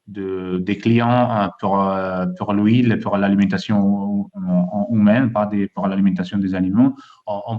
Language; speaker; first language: French; non-native, fluent; Italian